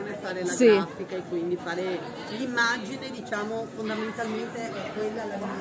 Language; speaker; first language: Italian; native; Italian